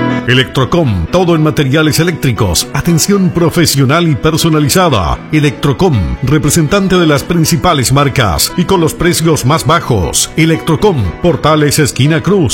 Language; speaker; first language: Spanish; native; Spanish